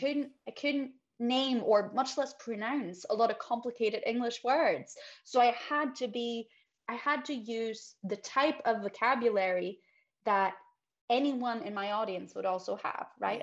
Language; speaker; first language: English; non-native, fluent; Swedish